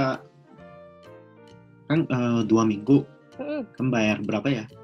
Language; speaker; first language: Indonesian; non-native, local second language; Japanese